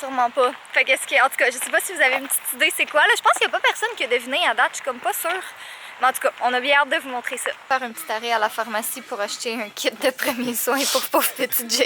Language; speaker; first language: French; native; French